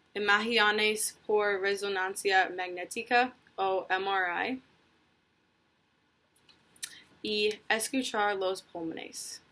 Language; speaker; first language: Spanish; non-native, learner; English